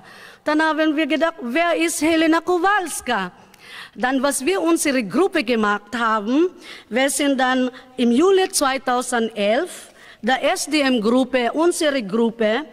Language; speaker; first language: German; non-native, learner; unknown